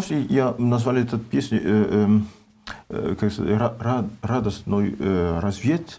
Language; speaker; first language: Russian; non-native, learner; French